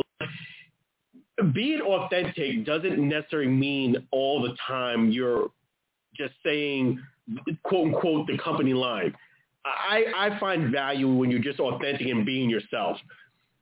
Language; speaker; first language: English; native; English